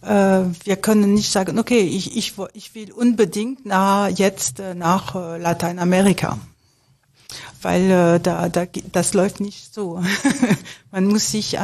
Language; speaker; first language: German; non-native, fluent; French